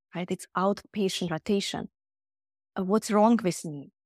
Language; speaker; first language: English; non-native, fluent; Russian